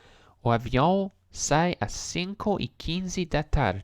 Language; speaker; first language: Portuguese; non-native, learner; English